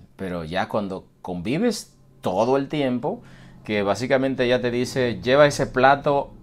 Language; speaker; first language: Spanish; native; Spanish